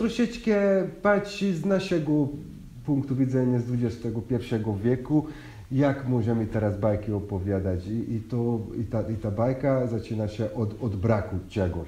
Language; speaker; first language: Polish; non-native, fluent; Hungarian